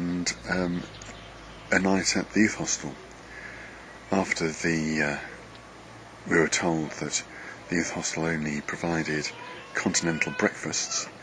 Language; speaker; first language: English; native; English